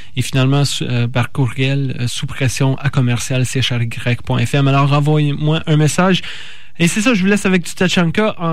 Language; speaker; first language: French; native; French